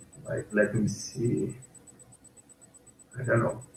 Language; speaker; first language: English; non-native, learner; Portuguese